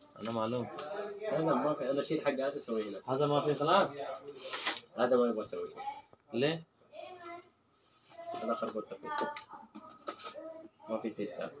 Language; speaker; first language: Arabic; non-native, learner; Hindi